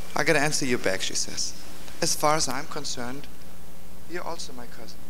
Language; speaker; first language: English; native; English